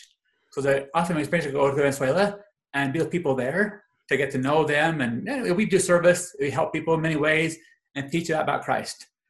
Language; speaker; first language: English; native; English